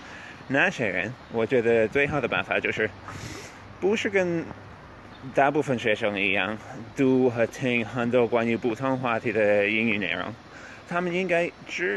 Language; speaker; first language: Chinese; non-native, fluent; English